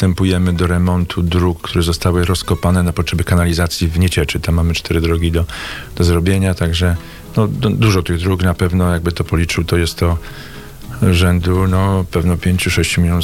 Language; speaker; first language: Polish; native; Polish